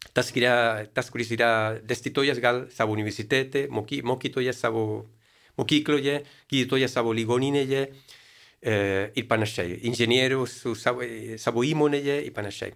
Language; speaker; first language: Lithuanian; non-native, fluent; Spanish